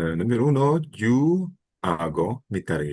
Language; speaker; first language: Spanish; non-native, learner; Filipino